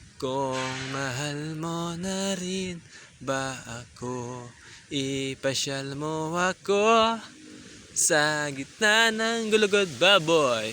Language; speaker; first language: Filipino; native; Filipino